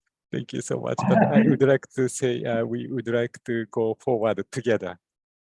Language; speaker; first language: English; non-native, fluent; Japanese